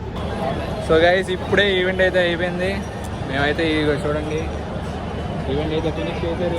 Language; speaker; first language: Telugu; native; Telugu